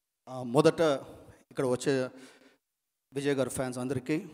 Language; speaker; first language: Telugu; non-native, learner; Tamil